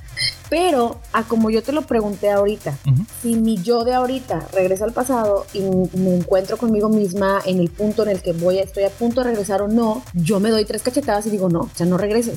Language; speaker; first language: Spanish; native; Spanish